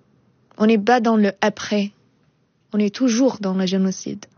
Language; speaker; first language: French; non-native, fluent; Arabic